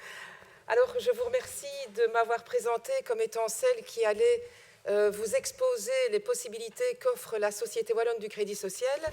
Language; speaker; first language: French; native; French